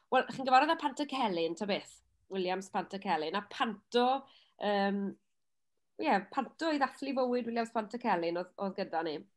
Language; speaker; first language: Welsh; native; Welsh